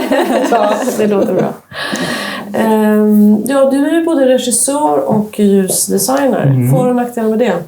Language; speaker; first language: Swedish; native; Swedish